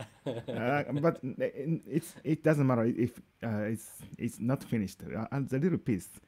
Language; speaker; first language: English; non-native, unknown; Japanese